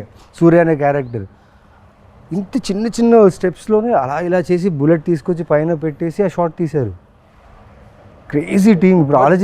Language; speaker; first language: Telugu; native; Telugu